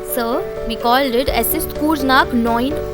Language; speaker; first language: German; non-native, fluent; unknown